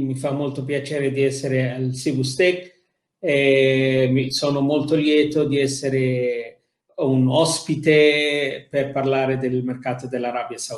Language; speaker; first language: Italian; non-native, fluent; Arabic